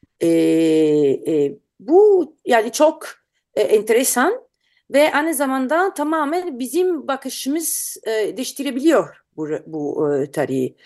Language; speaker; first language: Turkish; non-native, learner; Italian